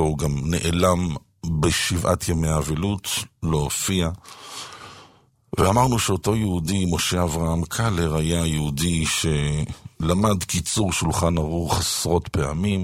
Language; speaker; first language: Hebrew; native; Hebrew